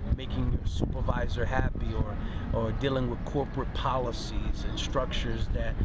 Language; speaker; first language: English; native; English